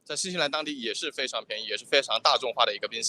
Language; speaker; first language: Chinese; native; Chinese